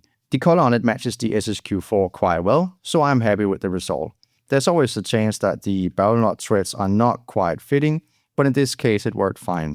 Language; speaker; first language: English; non-native, fluent; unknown